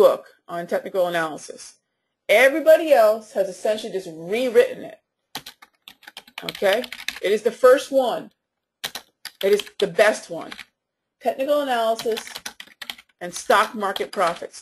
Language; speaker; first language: English; native; English